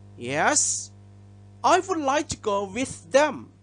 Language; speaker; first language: English; non-native, fluent; Thai